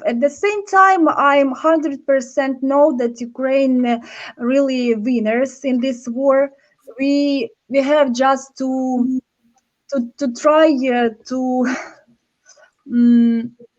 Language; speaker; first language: English; non-native, learner; Ukrainian